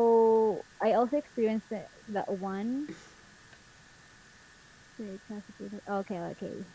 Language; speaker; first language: English; non-native, fluent; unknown